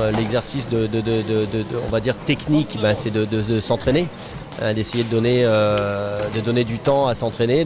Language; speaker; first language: French; native; French